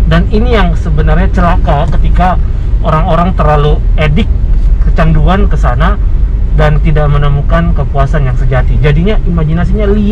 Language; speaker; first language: Indonesian; native; Indonesian